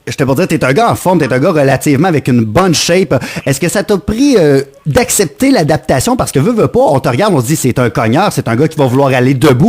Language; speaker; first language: French; native; French